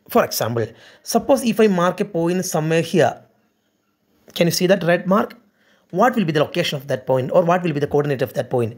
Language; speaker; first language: English; non-native, local second language; Malayalam